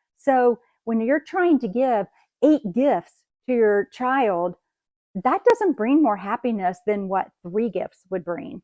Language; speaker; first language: English; native; English